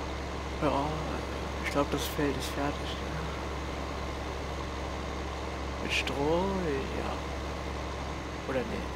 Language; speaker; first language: German; native; German